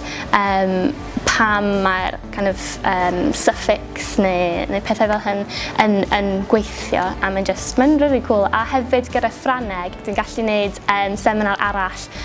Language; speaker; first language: Welsh; non-native, local second language; English